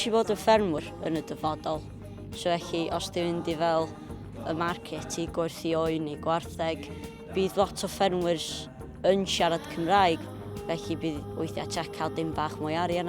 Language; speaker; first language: Welsh; non-native, local second language; English